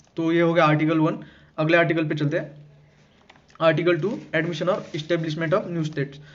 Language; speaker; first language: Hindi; non-native, local second language; Marathi